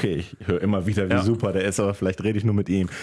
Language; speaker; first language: German; native; German